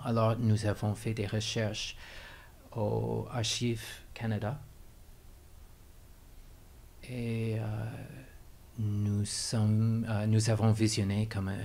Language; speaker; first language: French; non-native, fluent; English